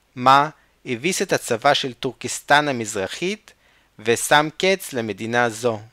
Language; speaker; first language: Hebrew; non-native, fluent; Russian